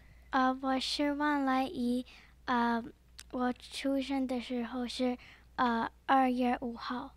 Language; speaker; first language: Chinese; early bilingual, heritage; English